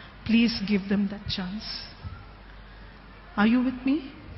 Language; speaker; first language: English; non-native, local second language; Tamil